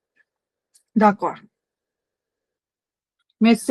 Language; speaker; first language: French; non-native, learner; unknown